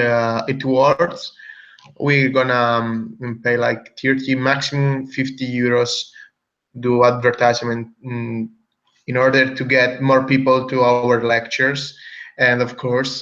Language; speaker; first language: English; non-native, fluent; Italian